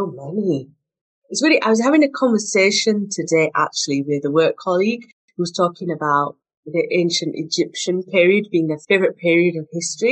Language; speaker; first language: English; native; English